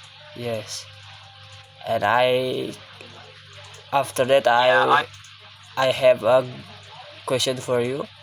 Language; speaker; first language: English; non-native, learner; Indonesian